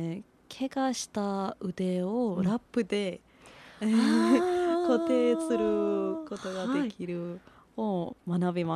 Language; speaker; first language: Japanese; non-native, learner; Persian